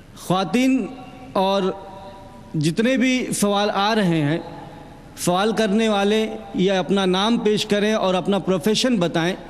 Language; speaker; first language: Urdu; native; Urdu